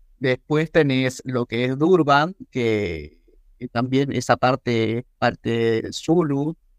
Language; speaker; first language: Spanish; native; Spanish